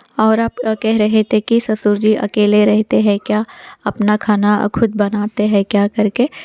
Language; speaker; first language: Hindi; non-native, local second language; Telugu